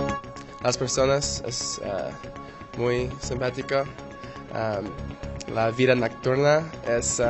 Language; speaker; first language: Spanish; non-native, learner; English